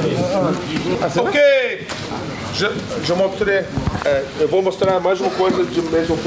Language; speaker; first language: Portuguese; non-native, learner; English